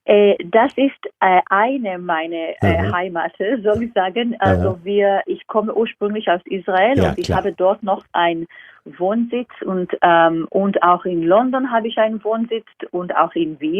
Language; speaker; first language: German; non-native, fluent; Hebrew